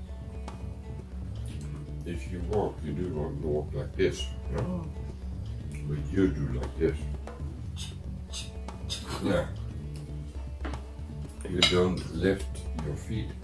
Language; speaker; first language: English; non-native, learner; Dutch